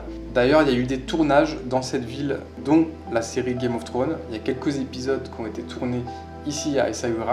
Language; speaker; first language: French; native; French